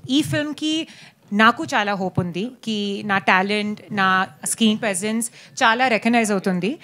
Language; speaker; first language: Telugu; non-native, learner; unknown